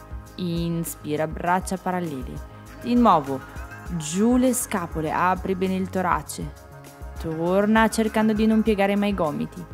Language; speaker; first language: Italian; native; Italian